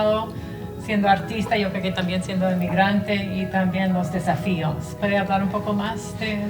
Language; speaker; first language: Spanish; non-native, fluent; English